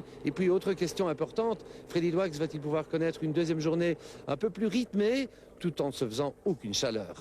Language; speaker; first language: French; native; French